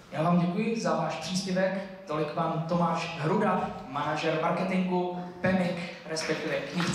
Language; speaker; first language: Czech; native; Czech